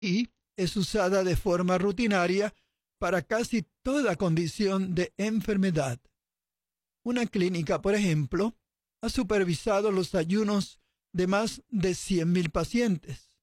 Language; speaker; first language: Spanish; native; Spanish